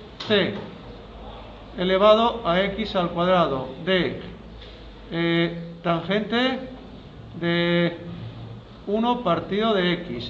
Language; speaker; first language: Spanish; native; Spanish